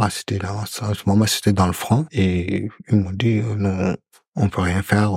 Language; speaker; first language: French; non-native, local second language; Soninke